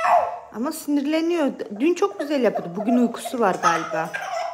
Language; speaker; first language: Turkish; native; Turkish